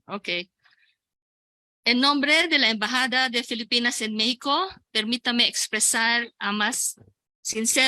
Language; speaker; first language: Spanish; non-native, local second language; Filipino